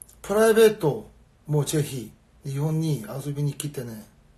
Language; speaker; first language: Japanese; non-native, fluent; Korean